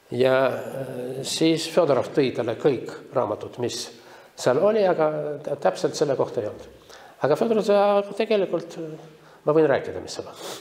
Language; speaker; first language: Estonian; non-native, local second language; Russian